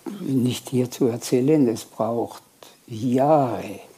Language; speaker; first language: German; non-native, local second language; French